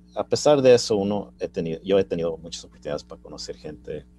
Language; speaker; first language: Spanish; early bilingual, heritage; Spanish